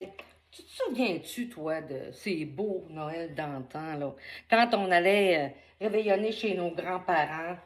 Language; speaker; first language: French; native; French